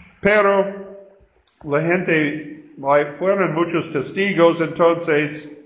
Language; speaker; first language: Spanish; non-native, learner; English